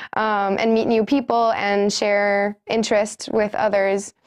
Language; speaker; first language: English; non-native, fluent; Spanish